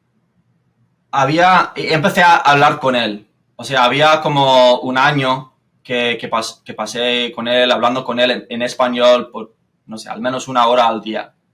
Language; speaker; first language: Spanish; non-native, fluent; English